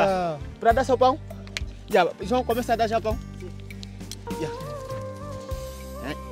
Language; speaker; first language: Portuguese; non-native, learner; Vietnamese